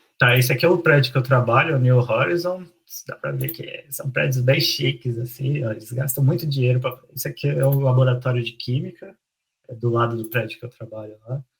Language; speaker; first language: Portuguese; native; Portuguese